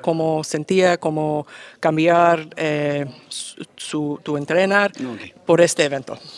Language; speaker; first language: Spanish; non-native, learner; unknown